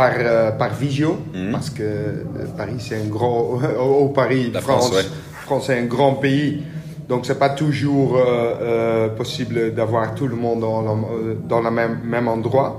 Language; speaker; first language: French; non-native, learner; Dutch